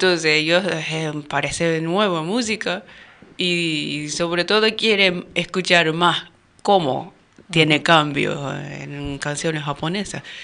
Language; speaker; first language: Spanish; non-native, learner; Japanese